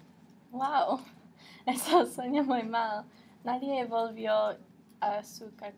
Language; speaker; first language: Spanish; non-native, learner; English